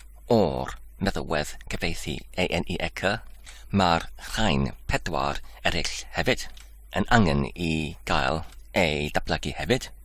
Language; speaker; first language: Welsh; non-native, fluent; English